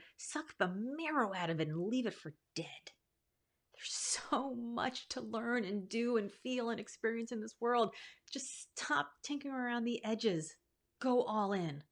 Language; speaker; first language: English; native; English